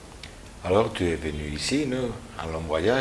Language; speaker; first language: French; non-native, learner; Spanish